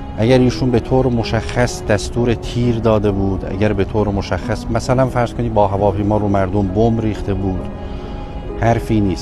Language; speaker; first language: Persian; native; Persian